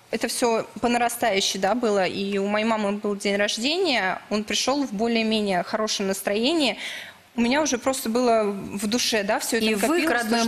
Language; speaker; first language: Russian; native; Russian